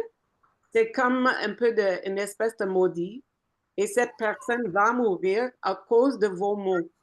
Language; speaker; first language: French; non-native, fluent; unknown